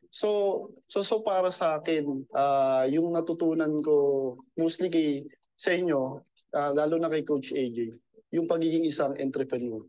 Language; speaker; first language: Filipino; native; Filipino